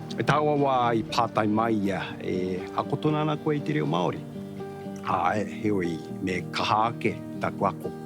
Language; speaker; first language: Māori; non-native, fluent; Japanese